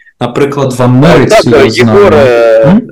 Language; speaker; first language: Ukrainian; native; Ukrainian